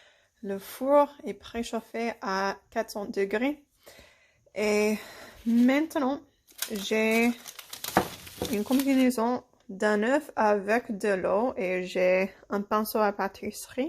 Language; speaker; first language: French; non-native, fluent; English